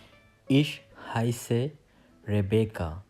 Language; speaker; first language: German; non-native, learner; Bangla